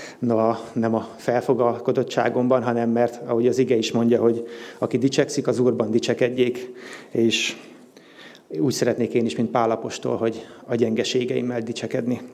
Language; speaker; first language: Hungarian; native; Hungarian